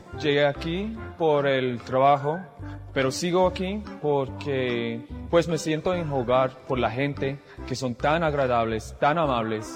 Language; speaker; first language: Spanish; non-native, fluent; English